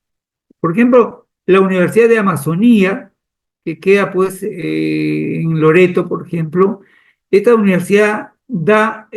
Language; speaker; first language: Spanish; native; Spanish